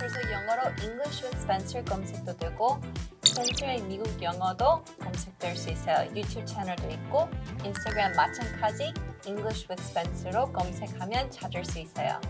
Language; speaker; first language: Korean; non-native, fluent; English